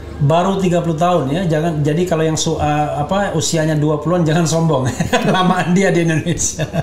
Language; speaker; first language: Indonesian; native; Indonesian